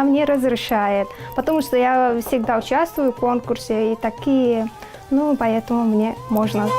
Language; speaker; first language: Russian; non-native, learner; Turkmen